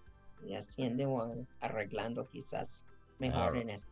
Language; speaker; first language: Spanish; non-native, fluent; English